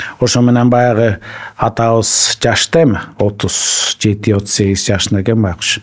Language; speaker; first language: Kyrgyz; native; Kyrgyz